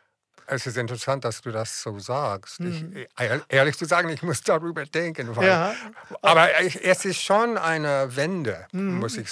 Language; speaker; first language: German; non-native, fluent; English